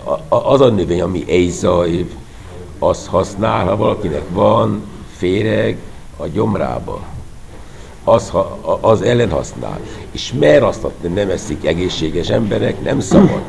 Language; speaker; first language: Hungarian; non-native, fluent; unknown